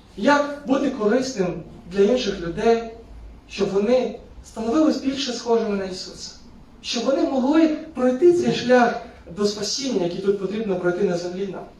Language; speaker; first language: Ukrainian; non-native, local second language; Russian